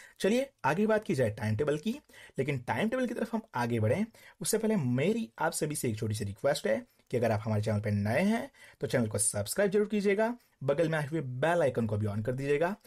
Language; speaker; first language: Hindi; non-native, local second language; Gujarati